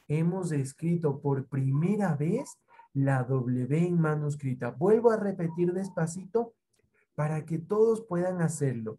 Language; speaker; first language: Spanish; native; Spanish